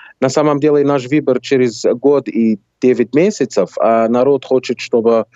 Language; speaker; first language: Russian; non-native, fluent; Arabic